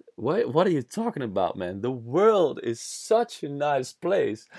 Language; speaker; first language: English; non-native, fluent; Dutch